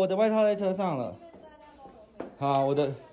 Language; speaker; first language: Chinese; native; Chinese